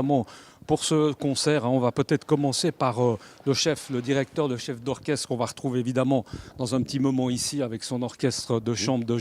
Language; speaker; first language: French; native; French